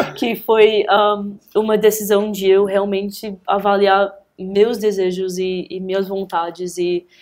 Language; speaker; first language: Portuguese; early bilingual, heritage; English